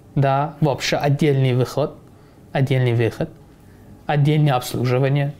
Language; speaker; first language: Russian; non-native, fluent; Persian